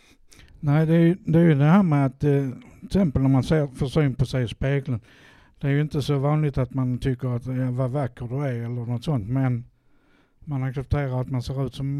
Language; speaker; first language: Swedish; native; Swedish